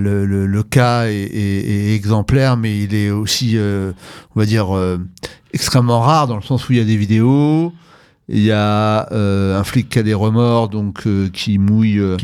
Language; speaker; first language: French; native; French